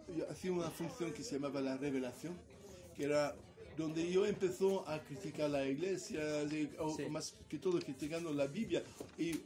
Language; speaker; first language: Spanish; non-native, fluent; Italian